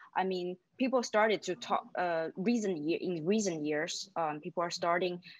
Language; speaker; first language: English; non-native, fluent; Chinese